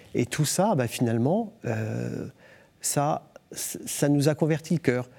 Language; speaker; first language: French; native; French